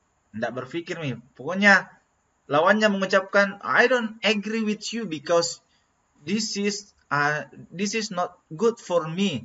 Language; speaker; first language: English; non-native, learner; Indonesian